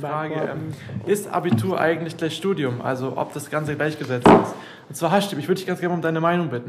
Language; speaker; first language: German; native; German